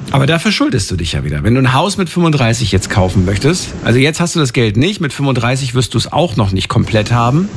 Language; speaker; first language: German; native; German